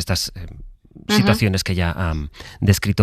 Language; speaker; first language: Spanish; native; Spanish